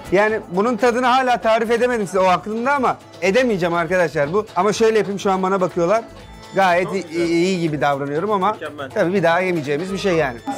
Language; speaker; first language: Turkish; native; Turkish